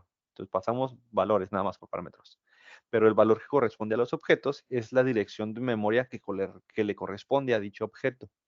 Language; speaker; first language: Spanish; native; Spanish